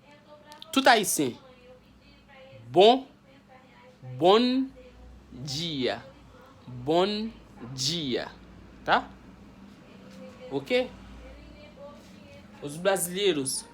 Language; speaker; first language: Portuguese; non-native, learner; Haitian Creole